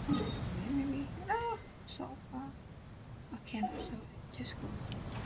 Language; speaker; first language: English; non-native, learner; Vietnamese